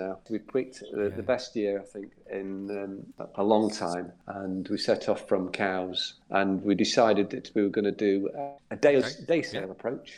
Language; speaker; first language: English; native; English